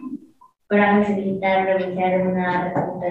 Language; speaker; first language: Spanish; native; Spanish